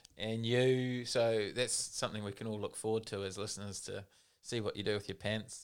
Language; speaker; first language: English; native; English